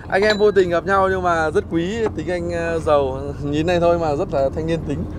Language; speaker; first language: Vietnamese; native; Vietnamese